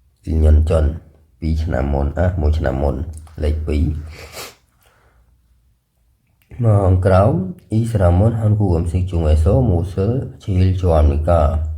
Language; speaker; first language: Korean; non-native, fluent; Khmer